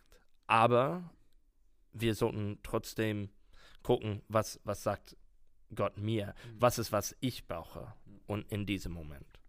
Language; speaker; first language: German; non-native, learner; English